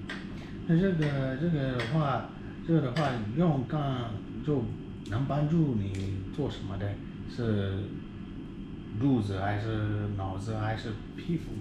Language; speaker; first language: Chinese; non-native, learner; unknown